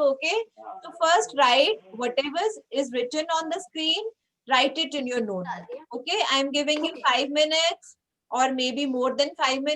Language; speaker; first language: English; non-native, local second language; Hindi